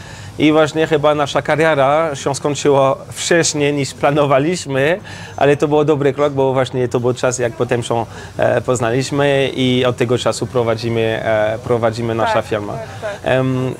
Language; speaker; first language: Polish; non-native, learner; French